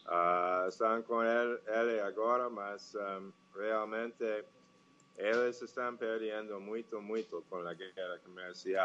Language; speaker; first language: Portuguese; non-native, fluent; English